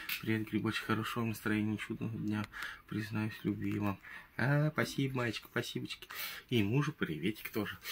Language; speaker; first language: Russian; native; Russian